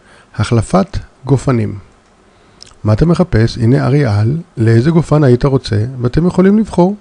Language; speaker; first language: Hebrew; native; Hebrew